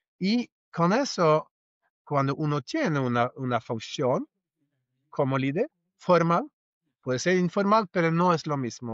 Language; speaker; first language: Spanish; non-native, fluent; Norwegian